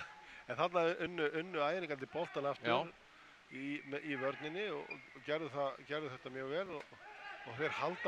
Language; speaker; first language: Icelandic; native; Icelandic